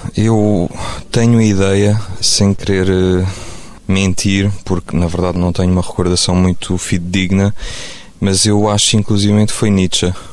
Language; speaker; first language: Portuguese; early bilingual, other home language; French